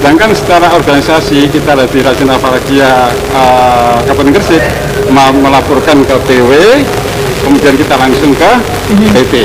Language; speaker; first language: Indonesian; native; Indonesian